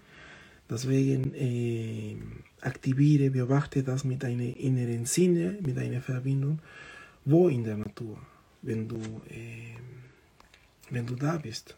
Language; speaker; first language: German; non-native, fluent; Spanish